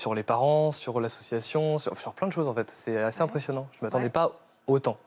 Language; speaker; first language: French; native; French